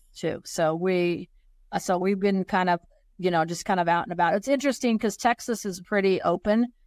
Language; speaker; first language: English; native; English